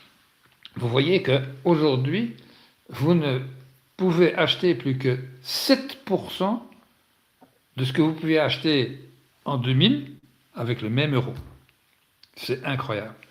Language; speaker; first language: French; native; French